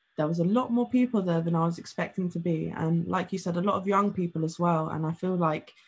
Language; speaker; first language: English; native; English